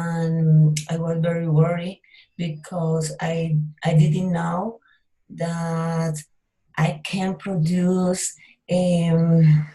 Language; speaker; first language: English; non-native, learner; Spanish